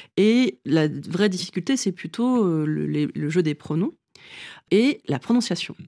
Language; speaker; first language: French; early bilingual, other home language; Vietnamese